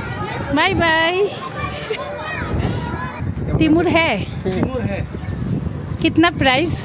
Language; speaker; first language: Hindi; non-native, learner; Bangla